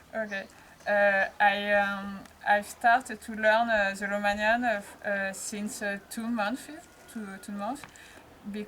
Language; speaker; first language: English; non-native, learner; French